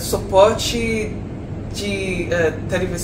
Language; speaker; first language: Portuguese; non-native, learner; English